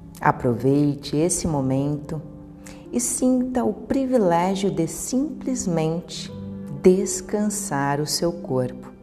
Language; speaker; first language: Portuguese; native; Portuguese